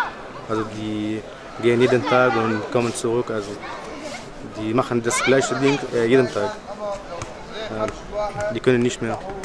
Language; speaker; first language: German; non-native, learner; Arabic